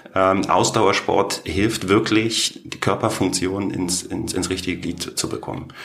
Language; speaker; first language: German; native; German